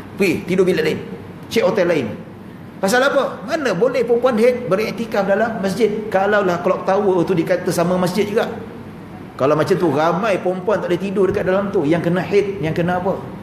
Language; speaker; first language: Malay; native; Malay